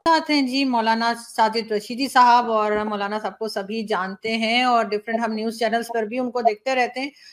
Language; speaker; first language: Urdu; native; Urdu